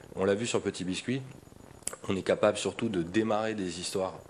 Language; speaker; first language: French; native; French